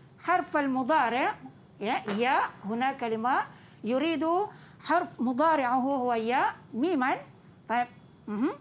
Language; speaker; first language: Arabic; non-native, fluent; Malay